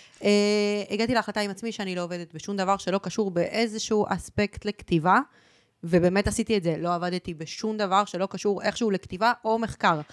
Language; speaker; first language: Hebrew; early bilingual, other home language; Spanish